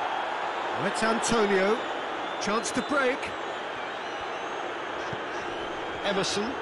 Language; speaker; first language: English; native; English